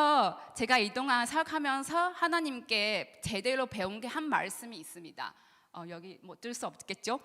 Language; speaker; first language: Korean; non-native, learner; Chinese